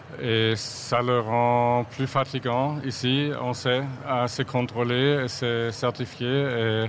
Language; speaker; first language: French; non-native, fluent; German